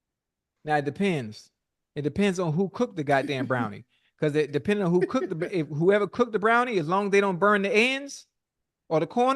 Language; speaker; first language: English; native; English